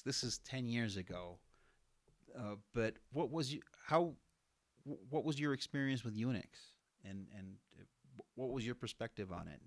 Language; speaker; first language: English; non-native, fluent; Spanish